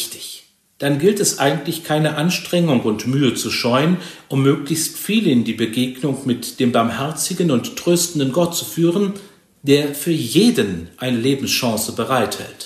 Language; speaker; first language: German; native; German